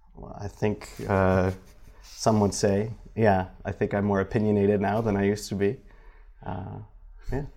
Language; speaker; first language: English; native; English